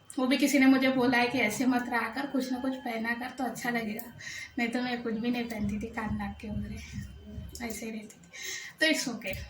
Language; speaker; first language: Hindi; non-native, local second language; Marathi